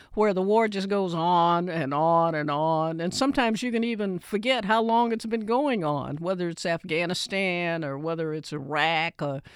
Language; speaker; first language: English; native; English